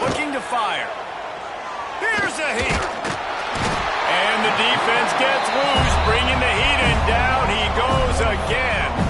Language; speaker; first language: English; native; English